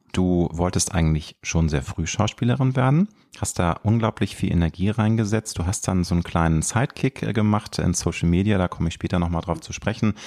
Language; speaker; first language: German; native; German